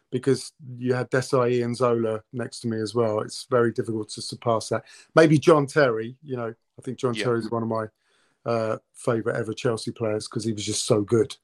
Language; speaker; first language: English; early bilingual, other home language; Italian